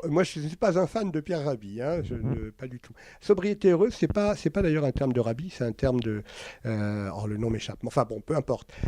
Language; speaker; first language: French; native; French